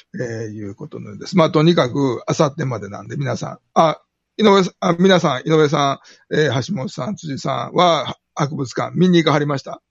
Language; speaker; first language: Japanese; native; Japanese